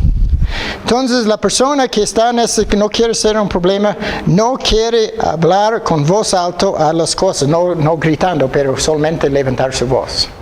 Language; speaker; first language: Spanish; non-native, fluent; English